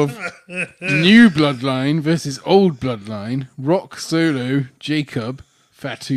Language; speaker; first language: English; native; English